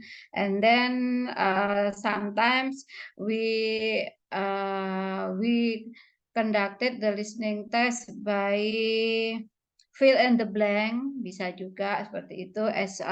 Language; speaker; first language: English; non-native, fluent; Indonesian